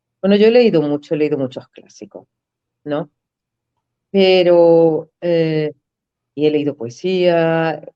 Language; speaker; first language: Spanish; native; Spanish